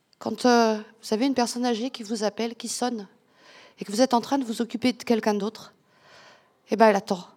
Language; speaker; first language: French; native; French